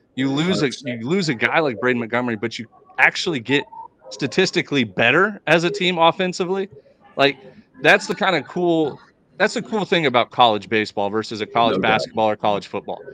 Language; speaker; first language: English; native; English